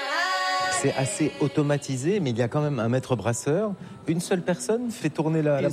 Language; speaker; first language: French; native; French